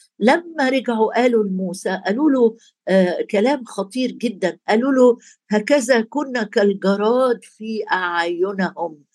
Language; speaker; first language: Arabic; native; Arabic